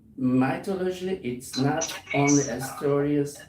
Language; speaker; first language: English; non-native, learner; Turkish